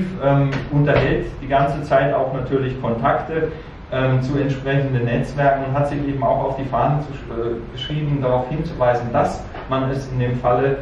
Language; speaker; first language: German; native; German